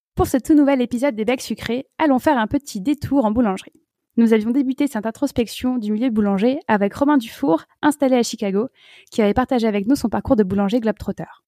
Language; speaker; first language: French; native; French